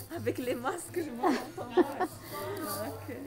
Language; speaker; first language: French; non-native, local second language; Arabic